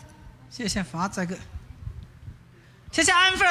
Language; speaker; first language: Chinese; native; Chinese